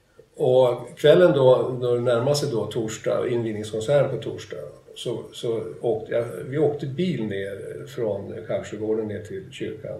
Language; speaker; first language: Swedish; native; Swedish